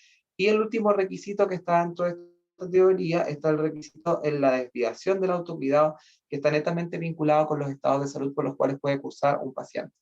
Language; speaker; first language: Spanish; native; Spanish